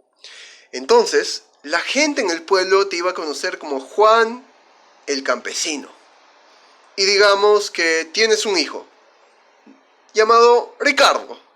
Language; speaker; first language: Spanish; native; Spanish